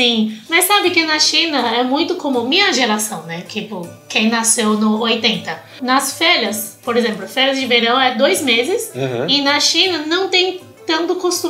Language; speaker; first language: Portuguese; non-native, fluent; Chinese